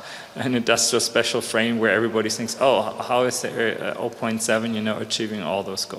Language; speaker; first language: English; non-native, fluent; German